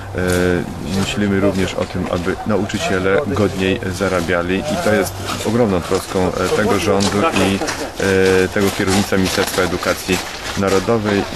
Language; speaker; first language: Polish; native; Polish